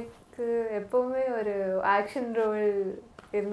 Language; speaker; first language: Tamil; non-native, learner; Tulu